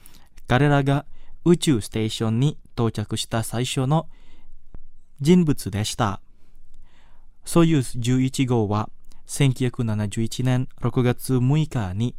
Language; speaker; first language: Japanese; non-native, fluent; Indonesian